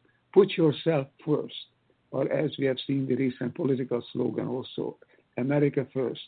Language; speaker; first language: English; non-native, fluent; Hungarian